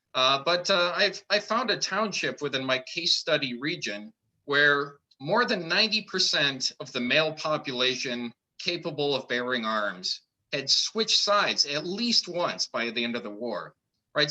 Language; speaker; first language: English; native; English